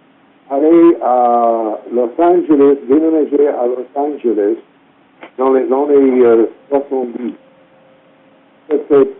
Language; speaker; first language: French; non-native, fluent; English